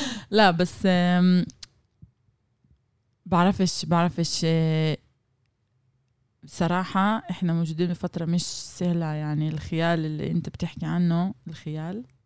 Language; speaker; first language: Arabic; non-native, fluent; Hebrew